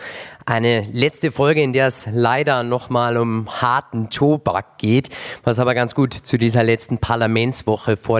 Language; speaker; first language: German; native; German